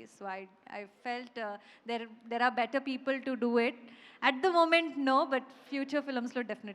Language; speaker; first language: Telugu; non-native, local second language; Kannada